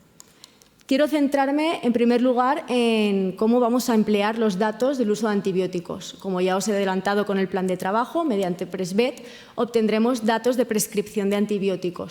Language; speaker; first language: Spanish; native; Spanish